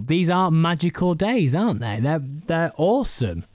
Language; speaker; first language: English; native; English